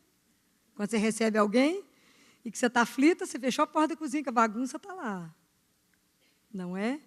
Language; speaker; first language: Portuguese; native; Portuguese